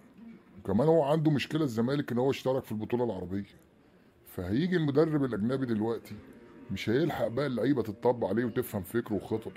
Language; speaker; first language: Arabic; native; Arabic